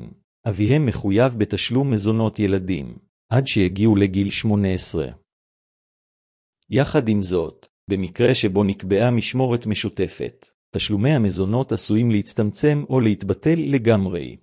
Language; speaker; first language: Hebrew; native; Hebrew